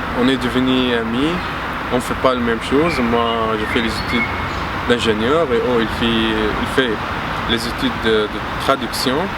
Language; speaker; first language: French; non-native, fluent; Arabic